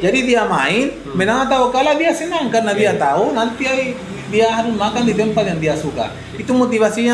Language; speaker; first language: Indonesian; non-native, fluent; Spanish